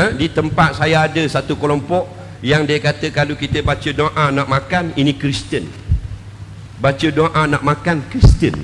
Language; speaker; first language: Malay; native; Malay